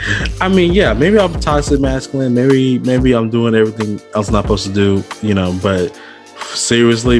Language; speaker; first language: English; native; English